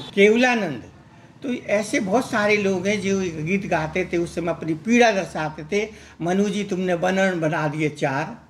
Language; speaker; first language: Hindi; native; Hindi